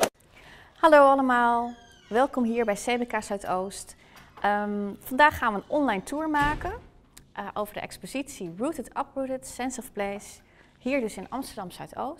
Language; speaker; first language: Dutch; native; Dutch